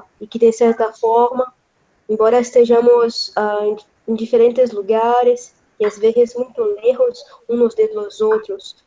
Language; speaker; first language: Portuguese; non-native, fluent; Spanish